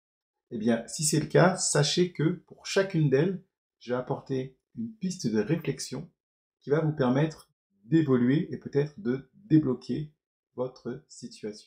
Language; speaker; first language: French; native; French